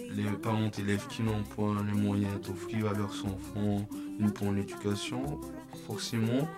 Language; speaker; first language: French; non-native, local second language; Malagasy